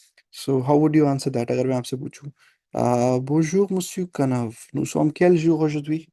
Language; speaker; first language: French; non-native, fluent; Hindi